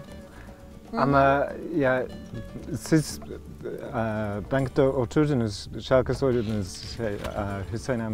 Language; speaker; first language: Turkish; non-native, learner; English